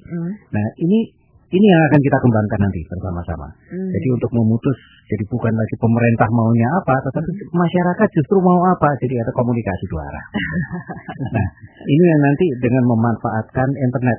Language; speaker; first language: Indonesian; native; Indonesian